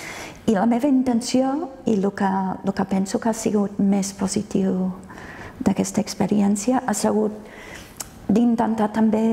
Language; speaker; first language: Catalan; non-native, fluent; English